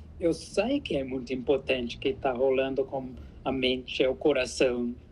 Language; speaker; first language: Portuguese; non-native, fluent; English